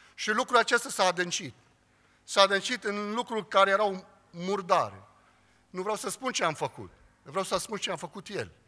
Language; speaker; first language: Romanian; non-native, fluent; Arabic